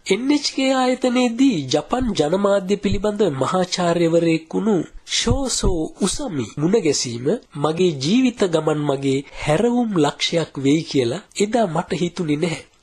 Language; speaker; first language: Sinhala; native; Sinhala